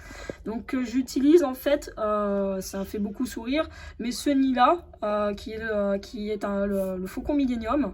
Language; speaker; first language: French; native; French